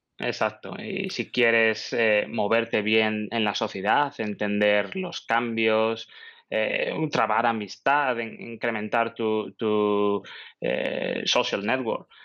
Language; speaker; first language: Spanish; native; Spanish